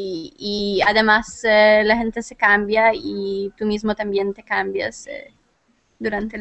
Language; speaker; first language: Spanish; non-native, fluent; Lithuanian